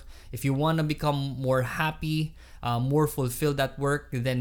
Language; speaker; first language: English; non-native, local second language; Hiligaynon